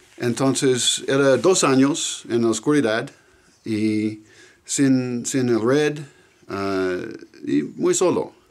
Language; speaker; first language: Spanish; non-native, learner; English